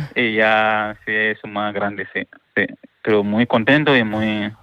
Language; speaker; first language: Spanish; non-native, learner; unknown